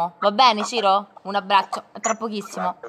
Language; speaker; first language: Italian; native; Italian